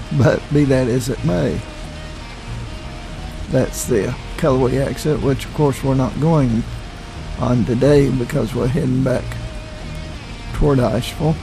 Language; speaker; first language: English; native; English